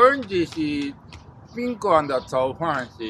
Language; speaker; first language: Chinese; non-native, learner; Japanese